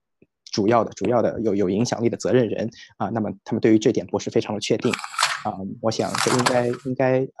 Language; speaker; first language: Chinese; native; Chinese